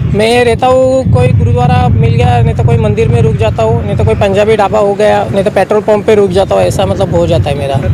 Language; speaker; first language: Hindi; non-native, local second language; Marathi